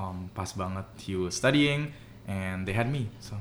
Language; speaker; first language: English; early bilingual, other home language; Indonesian